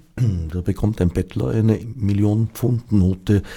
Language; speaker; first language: German; native; German